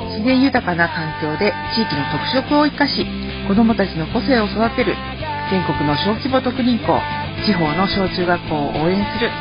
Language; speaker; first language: Japanese; native; Japanese